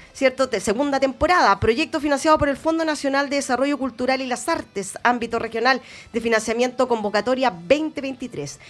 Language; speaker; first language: Spanish; native; Spanish